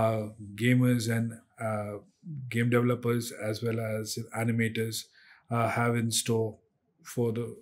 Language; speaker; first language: English; non-native, local second language; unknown